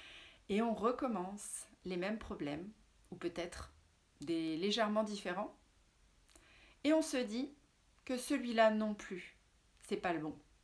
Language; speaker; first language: French; native; French